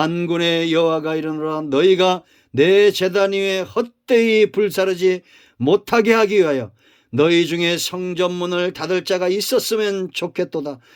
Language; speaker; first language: Korean; native; Korean